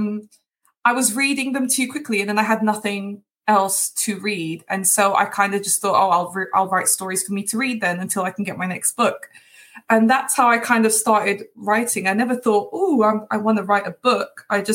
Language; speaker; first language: English; early bilingual, other home language; Portuguese